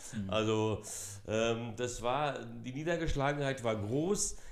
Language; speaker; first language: German; early bilingual, other home language; Portuguese